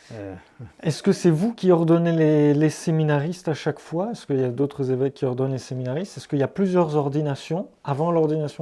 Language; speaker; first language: French; native; French